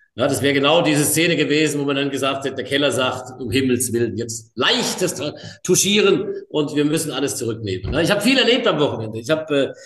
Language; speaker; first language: German; native; German